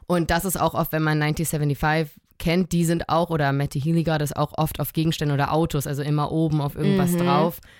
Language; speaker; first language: German; native; German